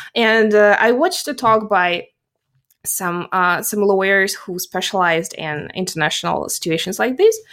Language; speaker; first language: English; non-native, fluent; Russian